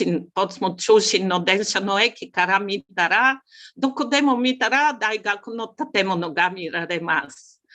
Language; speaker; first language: Japanese; non-native, learner; Bulgarian